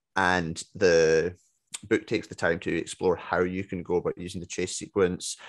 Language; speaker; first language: English; native; English